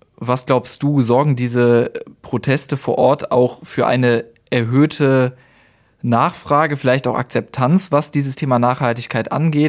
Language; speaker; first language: German; native; German